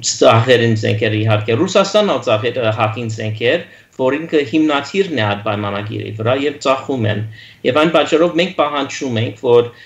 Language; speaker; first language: Armenian; early bilingual, heritage; Armenian